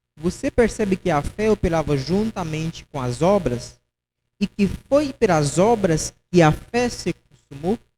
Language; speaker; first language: Portuguese; non-native, fluent; Haitian Creole